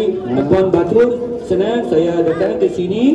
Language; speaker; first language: Indonesian; non-native, learner; English